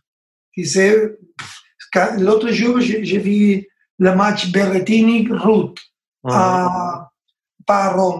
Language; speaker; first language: French; non-native, learner; Spanish